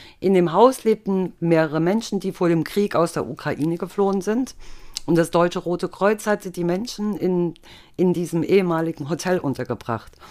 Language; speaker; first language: German; native; German